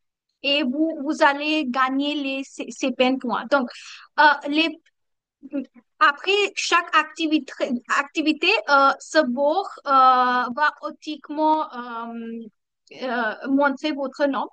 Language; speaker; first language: French; non-native, learner; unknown